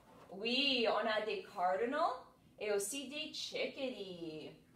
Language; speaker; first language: French; non-native, learner; English